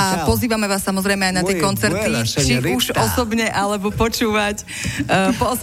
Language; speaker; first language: Slovak; native; Slovak